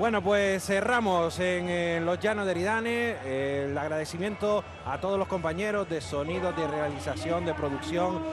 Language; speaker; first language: Spanish; native; Spanish